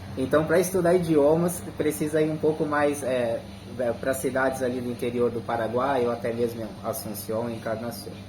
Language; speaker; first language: Portuguese; native; Portuguese